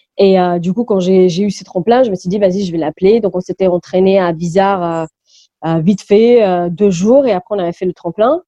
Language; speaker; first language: French; early bilingual, other home language; English